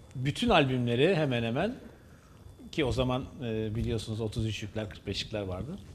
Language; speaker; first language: Turkish; native; Turkish